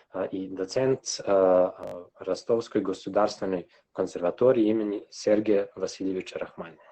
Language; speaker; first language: Russian; non-native, local second language; Serbian